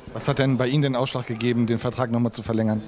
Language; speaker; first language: German; native; German